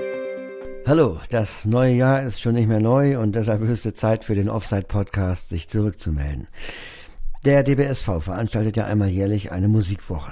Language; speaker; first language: German; native; German